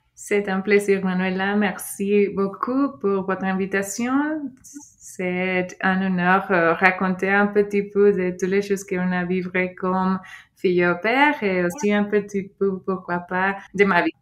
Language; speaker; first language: French; non-native, fluent; Spanish